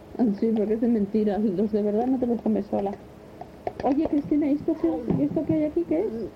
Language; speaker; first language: Spanish; native; Spanish